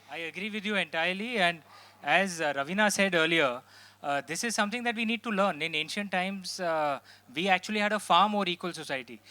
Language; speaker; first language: English; non-native, local second language; Hindi